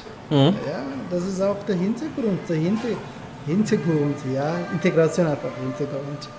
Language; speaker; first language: German; non-native, learner; Turkish